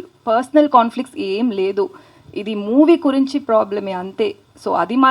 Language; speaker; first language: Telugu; non-native, local second language; Tamil